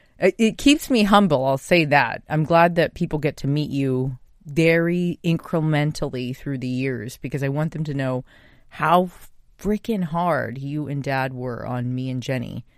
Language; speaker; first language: English; native; English